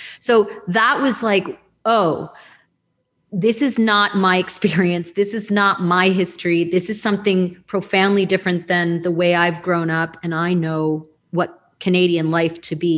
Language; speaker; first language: English; native; English